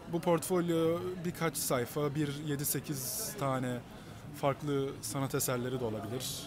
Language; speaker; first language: Turkish; native; Turkish